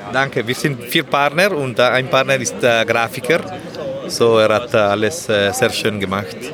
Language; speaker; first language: German; non-native, local second language; Italian